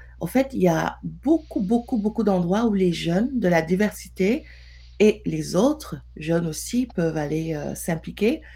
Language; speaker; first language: French; non-native, local second language; Wolof